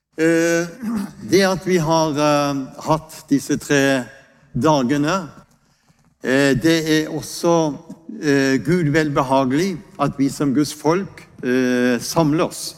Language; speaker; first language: Norwegian; native; Norwegian